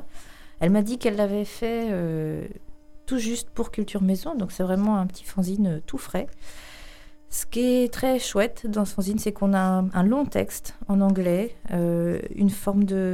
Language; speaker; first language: French; native; French